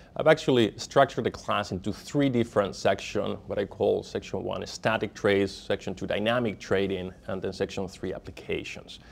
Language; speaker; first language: English; non-native, fluent; Spanish